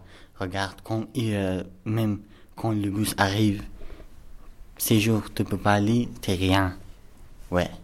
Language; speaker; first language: French; non-native, learner; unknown